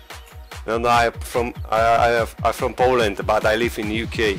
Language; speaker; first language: English; non-native, learner; Polish